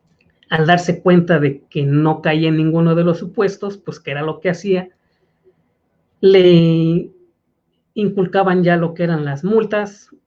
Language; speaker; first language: Spanish; native; Spanish